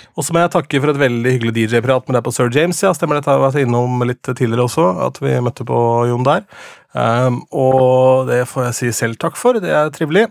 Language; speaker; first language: Norwegian; native; Norwegian